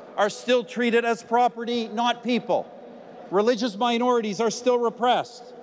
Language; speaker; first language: English; native; English